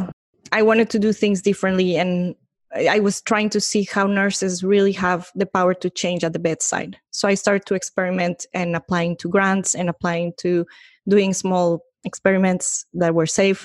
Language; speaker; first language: English; non-native, fluent; Spanish